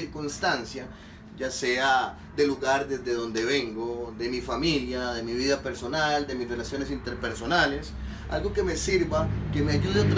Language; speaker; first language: Spanish; native; Spanish